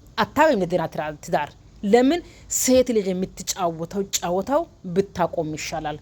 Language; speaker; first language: Amharic; non-native, local second language; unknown